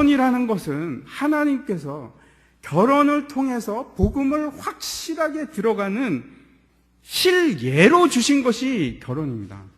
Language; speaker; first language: Korean; native; Korean